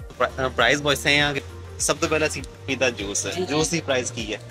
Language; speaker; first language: Punjabi; native; Punjabi